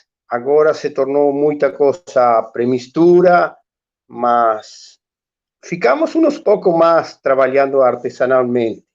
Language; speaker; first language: Portuguese; non-native, learner; Spanish